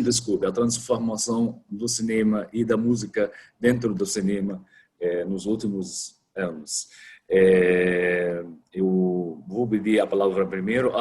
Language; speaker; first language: Portuguese; non-native, fluent; Arabic